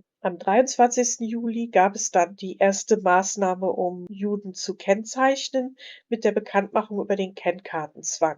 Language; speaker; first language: German; native; German